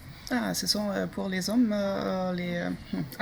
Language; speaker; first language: French; non-native, learner; German